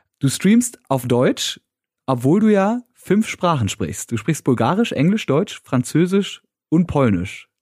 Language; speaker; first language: German; native; German